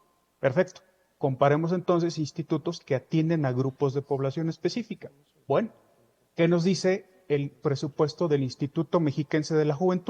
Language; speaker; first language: Spanish; native; Spanish